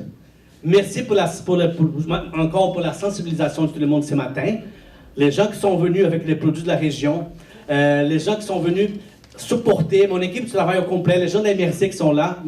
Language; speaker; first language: French; non-native, fluent; Portuguese